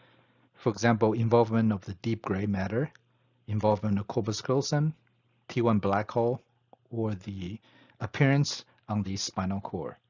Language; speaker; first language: English; non-native, fluent; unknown